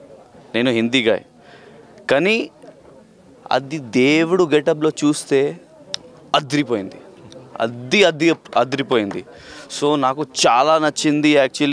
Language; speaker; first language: Telugu; non-native, learner; Hindi